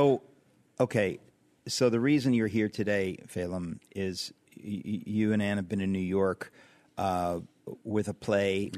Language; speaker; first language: English; native; English